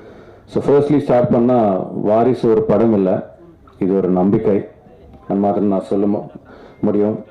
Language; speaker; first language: Tamil; non-native, learner; Telugu